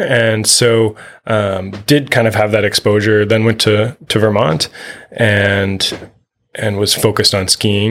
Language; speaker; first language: English; native; English